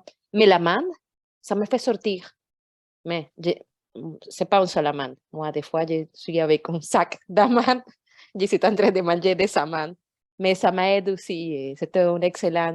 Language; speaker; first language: French; non-native, fluent; Portuguese